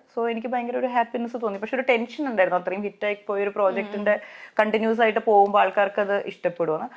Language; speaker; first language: Malayalam; native; Malayalam